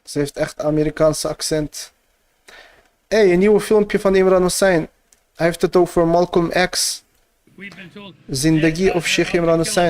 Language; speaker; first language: Dutch; early bilingual, other home language; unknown